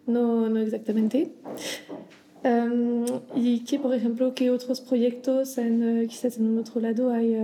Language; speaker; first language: Spanish; non-native, learner; French